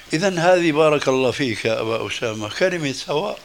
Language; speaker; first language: Arabic; early bilingual, other home language; Albanian